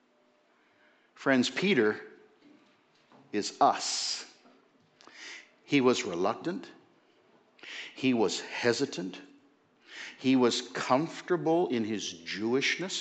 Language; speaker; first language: English; native; English